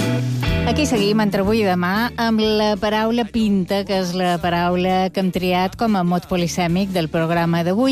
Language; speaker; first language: Catalan; native; Catalan